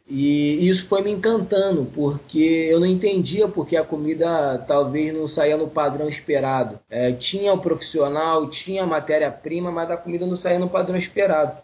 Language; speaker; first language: Portuguese; native; Portuguese